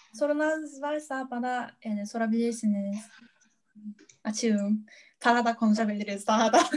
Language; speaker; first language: Turkish; non-native, fluent; Korean